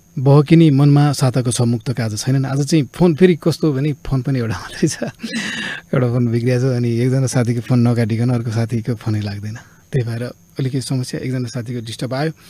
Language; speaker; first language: Nepali; native; Nepali